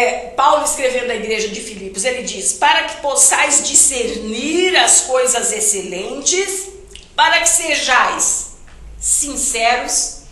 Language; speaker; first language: Portuguese; native; Portuguese